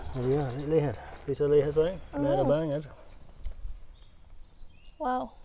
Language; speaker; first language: Indonesian; non-native, learner; English